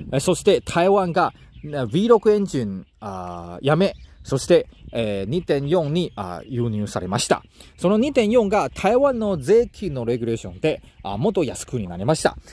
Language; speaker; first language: Japanese; non-native, learner; Chinese